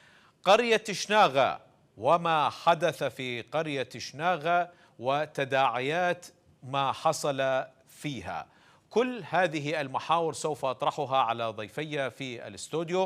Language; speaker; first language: Arabic; native; Arabic